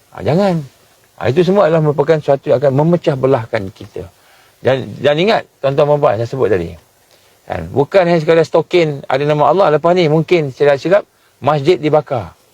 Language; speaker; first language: Malay; native; Malay